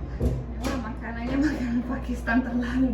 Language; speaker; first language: Indonesian; early bilingual, heritage; Arabic